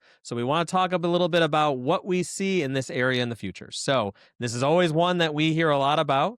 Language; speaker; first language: English; native; English